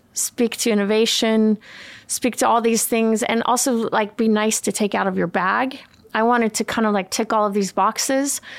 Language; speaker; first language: English; early bilingual, other home language; Swedish